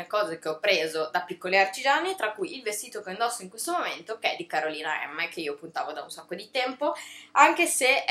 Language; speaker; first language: Italian; native; Italian